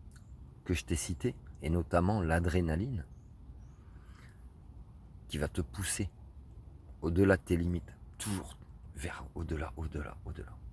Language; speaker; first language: French; native; French